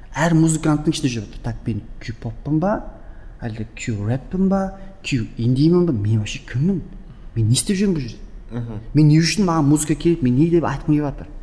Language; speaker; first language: Kazakh; early bilingual, heritage; Kazakh